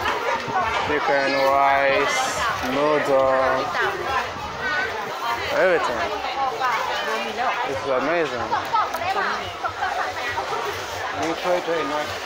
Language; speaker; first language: English; non-native, learner; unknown